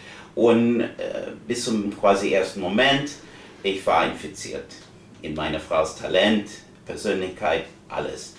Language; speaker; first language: German; non-native, fluent; English